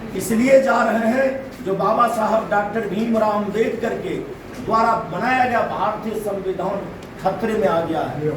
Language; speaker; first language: Hindi; native; Hindi